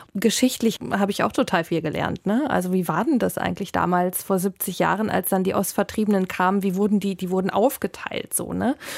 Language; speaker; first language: German; native; German